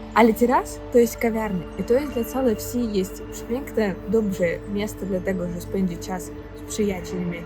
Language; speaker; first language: Polish; non-native, learner; Russian